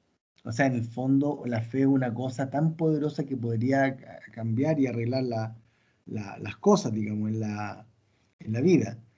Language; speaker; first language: Spanish; native; Spanish